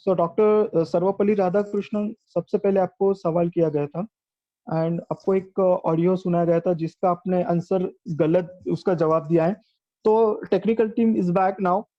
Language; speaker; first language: Hindi; non-native, local second language; Marathi